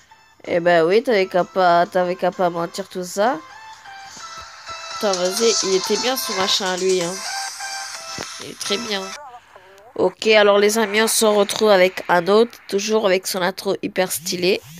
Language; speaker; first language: French; native; French